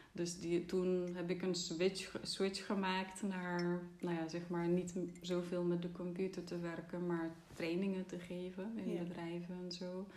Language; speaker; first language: Dutch; non-native, fluent; Czech